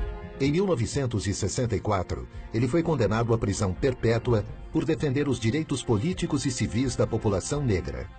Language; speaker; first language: Portuguese; native; Portuguese